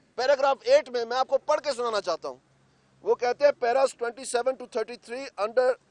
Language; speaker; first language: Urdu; non-native, local second language; Punjabi